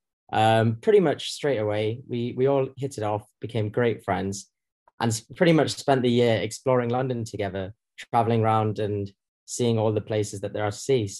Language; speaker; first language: English; native; English